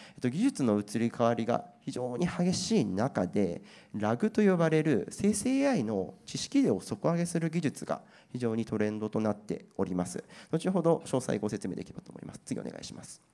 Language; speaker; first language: Japanese; native; Japanese